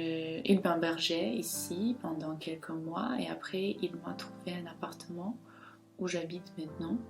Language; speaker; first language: French; non-native, fluent; Ukrainian